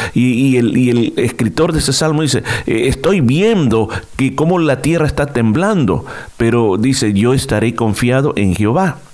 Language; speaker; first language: Spanish; native; Spanish